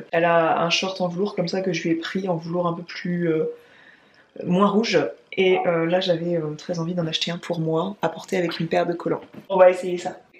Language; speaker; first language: French; native; French